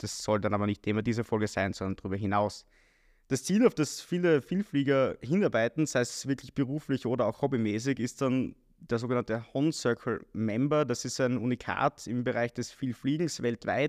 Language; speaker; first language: German; native; German